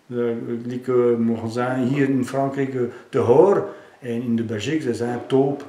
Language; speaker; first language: Dutch; non-native, local second language; French